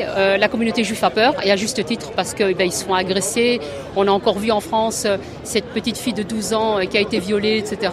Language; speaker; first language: French; native; French